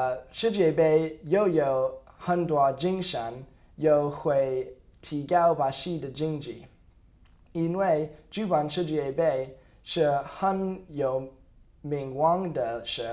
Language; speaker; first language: Chinese; non-native, learner; English